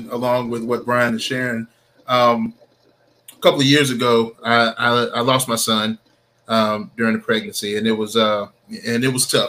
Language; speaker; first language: English; native; English